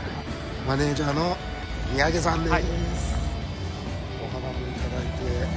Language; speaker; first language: Japanese; native; Japanese